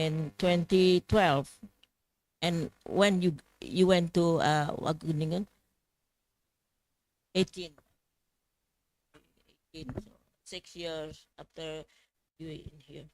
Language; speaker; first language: English; non-native, fluent; Indonesian